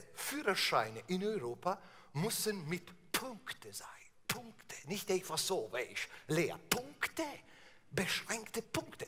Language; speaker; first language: German; non-native, fluent; Italian